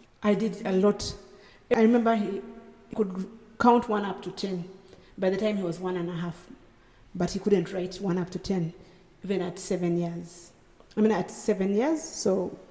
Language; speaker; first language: English; non-native, local second language; Acoli